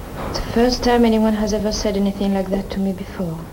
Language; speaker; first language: English; non-native, fluent; French